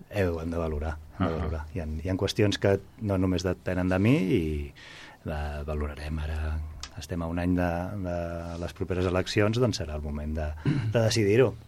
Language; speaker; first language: Catalan; native; Catalan